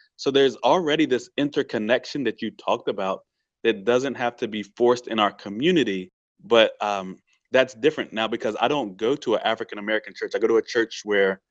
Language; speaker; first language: English; native; English